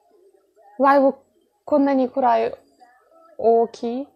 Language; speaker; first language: Japanese; non-native, fluent; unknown